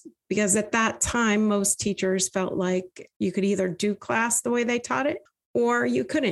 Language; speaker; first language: English; native; English